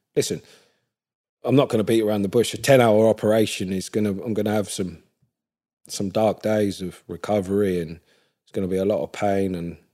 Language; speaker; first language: English; native; English